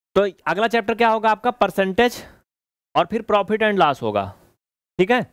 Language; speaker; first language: Hindi; native; Hindi